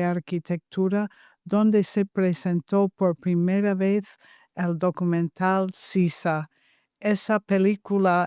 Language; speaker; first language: Spanish; non-native, fluent; English